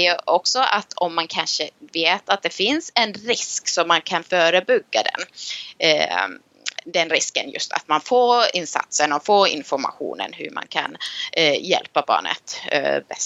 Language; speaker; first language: Swedish; non-native, local second language; Finnish